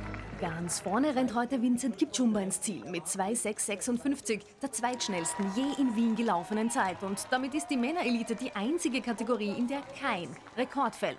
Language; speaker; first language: German; native; German